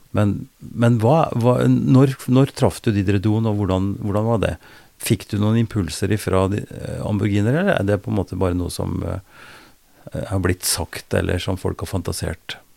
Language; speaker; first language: Norwegian; native; Norwegian